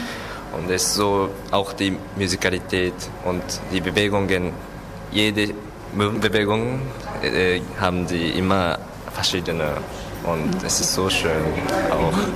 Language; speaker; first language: German; non-native, learner; Japanese